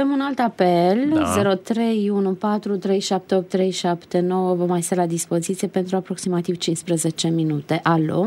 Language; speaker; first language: Romanian; native; Romanian